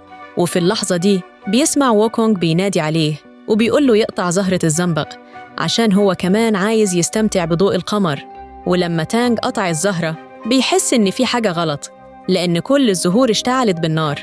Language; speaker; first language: Arabic; native; Arabic